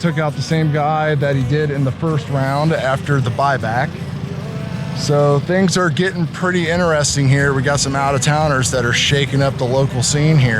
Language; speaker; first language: English; native; English